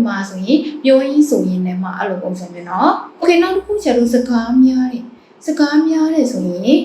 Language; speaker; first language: Thai; non-native, fluent; Burmese